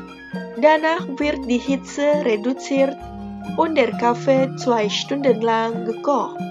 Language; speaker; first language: German; non-native, fluent; Indonesian